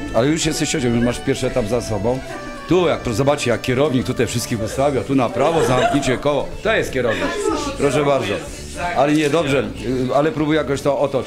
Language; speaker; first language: Polish; native; Polish